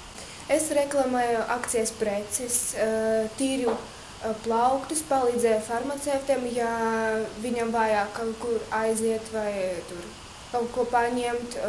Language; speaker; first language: Latvian; non-native, local second language; Russian